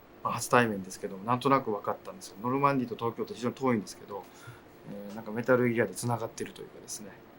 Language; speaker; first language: Japanese; native; Japanese